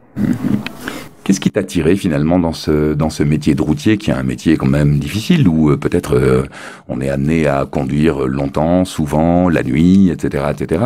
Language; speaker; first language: French; native; French